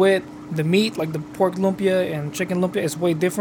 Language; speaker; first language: English; non-native, local second language; Filipino